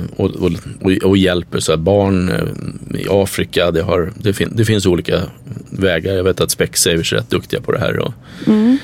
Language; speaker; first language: Swedish; native; Swedish